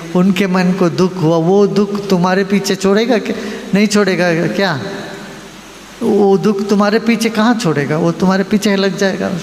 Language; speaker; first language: Hindi; non-native, local second language; Malayalam